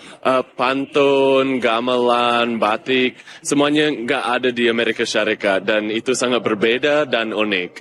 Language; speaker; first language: Malay; non-native, fluent; English